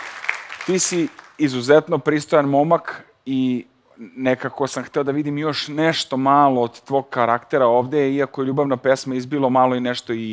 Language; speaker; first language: Serbian; native; Serbian